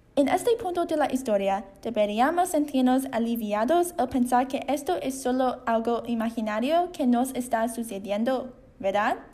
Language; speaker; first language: Spanish; non-native, learner; Chinese